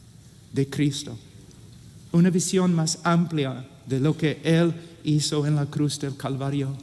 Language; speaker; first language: Spanish; non-native, fluent; English